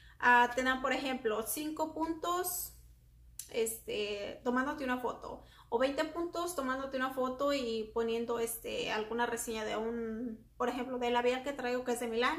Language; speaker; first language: Spanish; native; Spanish